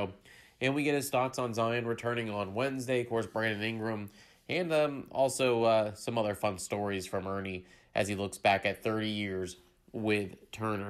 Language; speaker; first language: English; native; English